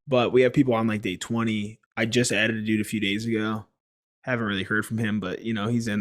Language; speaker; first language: English; native; English